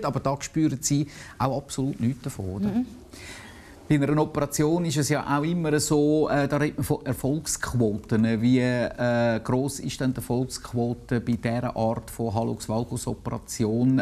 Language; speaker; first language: German; native; German